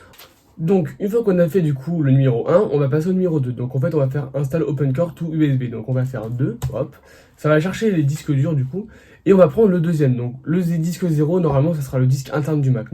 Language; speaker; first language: French; native; French